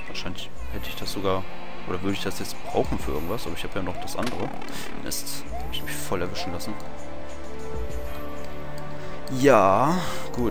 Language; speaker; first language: German; native; German